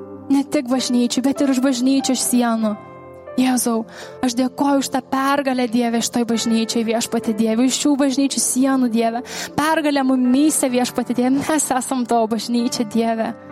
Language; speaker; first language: Lithuanian; native; Lithuanian